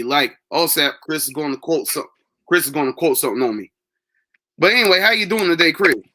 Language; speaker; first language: English; native; English